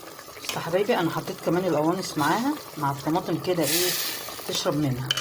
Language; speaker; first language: Arabic; native; Arabic